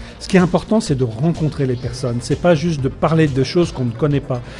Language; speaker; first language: French; native; French